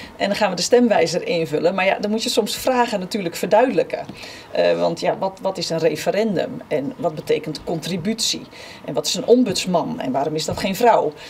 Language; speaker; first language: Dutch; native; Dutch